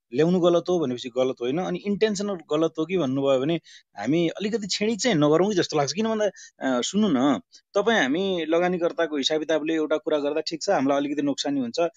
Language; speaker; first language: Nepali; native; Nepali